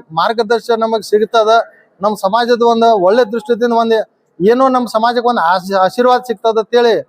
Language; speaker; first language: Kannada; non-native, local second language; Lambadi